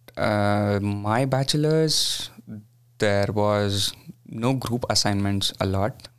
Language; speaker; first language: English; non-native, local second language; Kannada